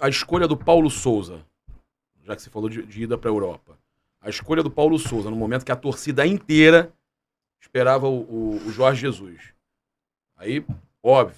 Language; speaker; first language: Portuguese; native; Portuguese